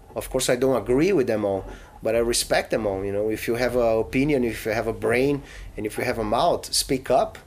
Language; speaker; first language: English; non-native, fluent; Portuguese